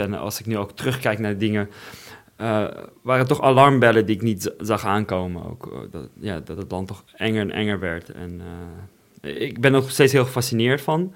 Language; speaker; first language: Dutch; non-native, fluent; Russian